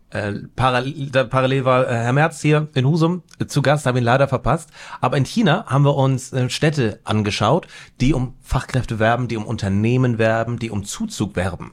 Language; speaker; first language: German; native; German